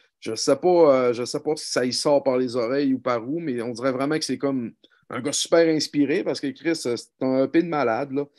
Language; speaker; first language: French; native; French